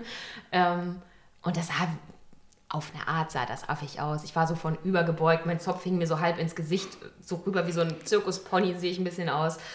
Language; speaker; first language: German; native; German